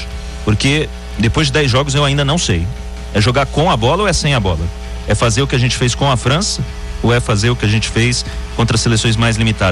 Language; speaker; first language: Portuguese; native; Portuguese